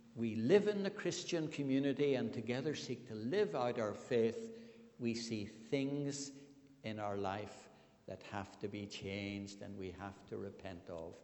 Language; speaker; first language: English; native; English